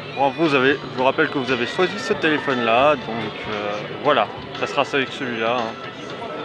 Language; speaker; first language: French; native; French